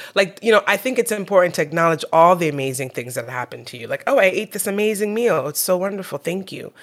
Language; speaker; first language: English; native; English